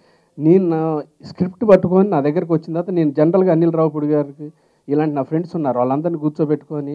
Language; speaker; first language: Telugu; native; Telugu